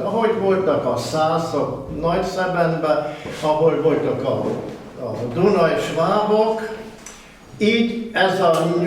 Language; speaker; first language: Hungarian; early bilingual, heritage; German